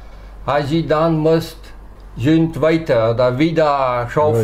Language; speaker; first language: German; non-native, local second language; Plautdietsch